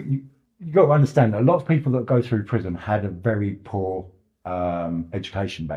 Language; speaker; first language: English; native; English